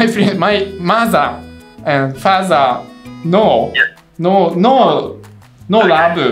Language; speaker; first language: English; non-native, learner; Russian